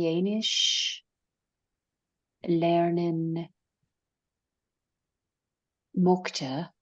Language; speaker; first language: German; non-native, learner; English